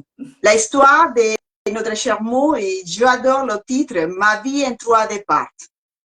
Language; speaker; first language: French; non-native, learner; Spanish